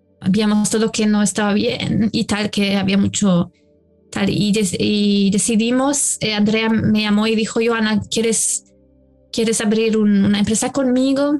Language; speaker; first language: Spanish; non-native, fluent; German